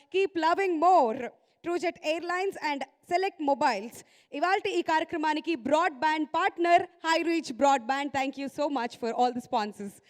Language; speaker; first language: Telugu; native; Telugu